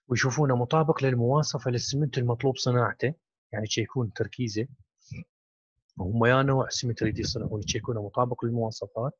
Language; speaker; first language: Arabic; native; Arabic